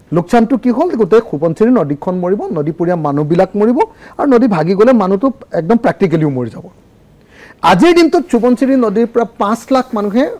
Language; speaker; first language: Assamese; native; Assamese